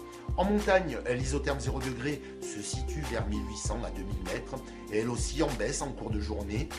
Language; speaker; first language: French; native; French